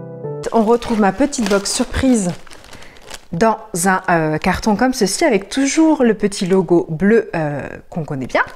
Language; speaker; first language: French; native; French